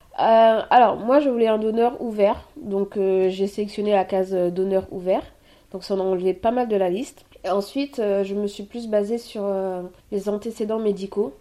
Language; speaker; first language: French; early bilingual, other home language; Haitian Creole